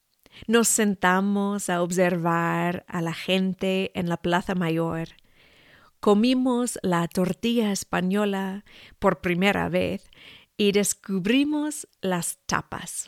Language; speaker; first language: Spanish; non-native, fluent; English